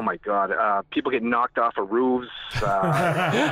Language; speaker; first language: English; native; English